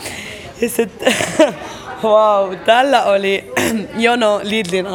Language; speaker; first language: Finnish; early bilingual, other home language; Arabic